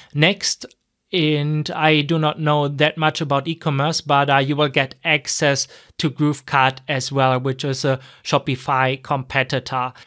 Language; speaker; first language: English; non-native, fluent; German